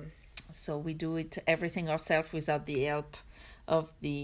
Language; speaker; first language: English; non-native, fluent; French